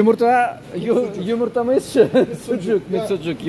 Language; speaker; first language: German; non-native, fluent; Russian